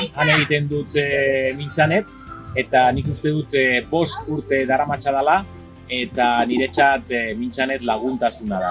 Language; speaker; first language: Basque; non-native, learner; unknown